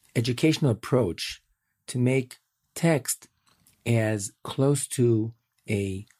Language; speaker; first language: English; native; English